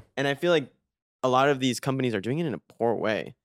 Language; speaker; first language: English; early bilingual, other home language; Spanish